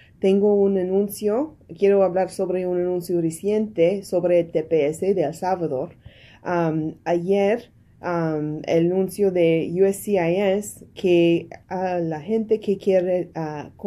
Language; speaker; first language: Spanish; non-native, learner; English